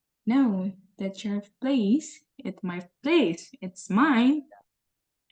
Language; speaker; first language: English; non-native, learner; Indonesian